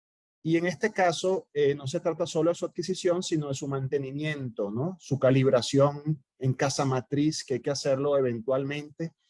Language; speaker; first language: Spanish; native; Spanish